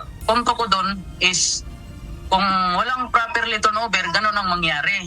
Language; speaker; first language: Filipino; native; Filipino